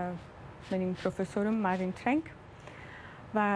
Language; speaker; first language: Turkish; early bilingual, heritage; German